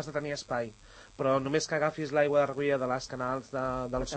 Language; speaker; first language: Catalan; native; Catalan